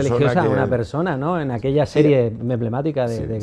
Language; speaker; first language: Spanish; native; Spanish